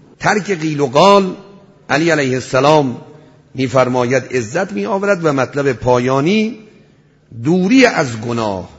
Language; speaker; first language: Persian; native; Persian